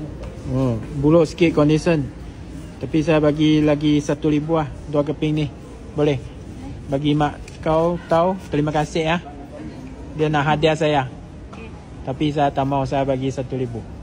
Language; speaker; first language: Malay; non-native, local second language; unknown